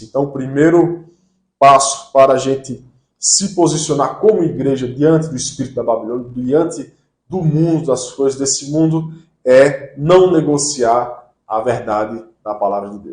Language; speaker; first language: Portuguese; native; Portuguese